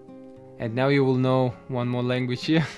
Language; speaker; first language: English; non-native, learner; Russian